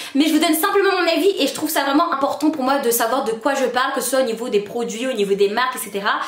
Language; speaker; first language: French; native; French